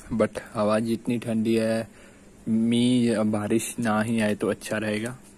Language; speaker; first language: Hindi; non-native, local second language; Punjabi